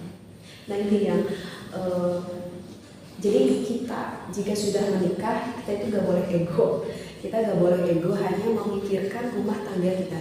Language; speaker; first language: Indonesian; native; Indonesian